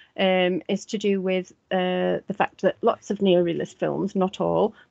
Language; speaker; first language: English; native; English